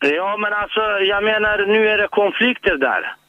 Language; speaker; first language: Swedish; non-native, fluent; Arabic